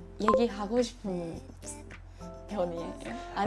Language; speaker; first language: Korean; non-native, fluent; Japanese